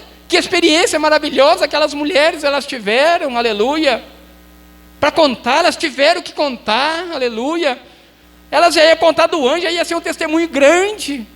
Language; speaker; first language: Portuguese; native; Portuguese